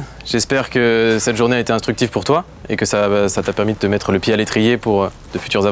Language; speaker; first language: French; native; French